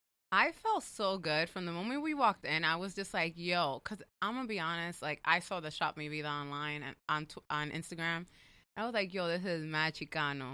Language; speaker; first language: English; early bilingual, other home language; Spanish